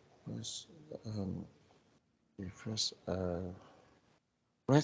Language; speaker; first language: English; non-native, learner; Vietnamese